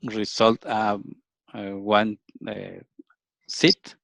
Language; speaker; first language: English; non-native, learner; Spanish